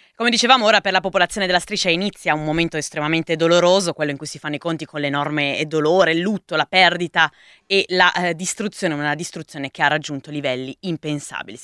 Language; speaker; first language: Italian; native; Italian